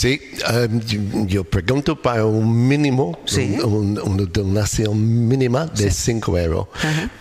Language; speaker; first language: Spanish; non-native, learner; English